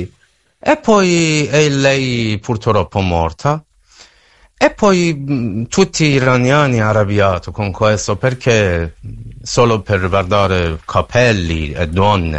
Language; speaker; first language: Italian; non-native, learner; Persian